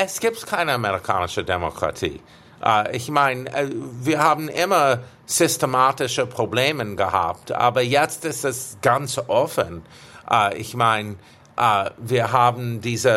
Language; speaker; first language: German; non-native, fluent; English